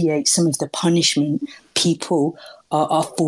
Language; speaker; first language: English; native; English